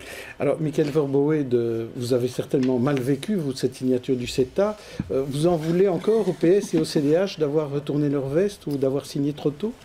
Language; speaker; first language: French; native; French